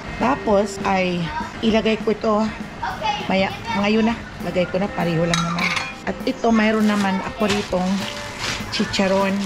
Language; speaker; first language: Filipino; native; Filipino